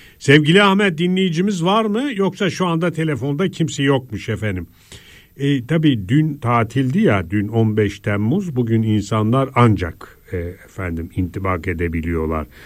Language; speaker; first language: Turkish; native; Turkish